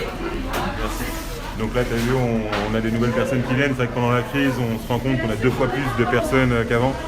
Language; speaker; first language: French; native; French